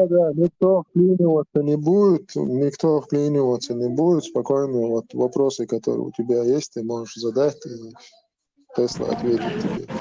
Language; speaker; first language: Russian; non-native, local second language; Chechen